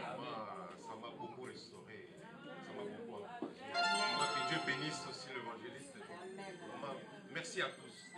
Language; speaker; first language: French; non-native, local second language; Lingala